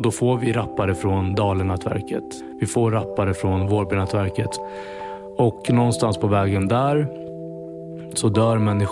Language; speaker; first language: Swedish; native; Swedish